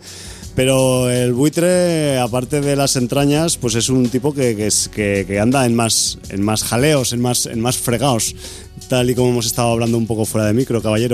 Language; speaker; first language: Spanish; native; Spanish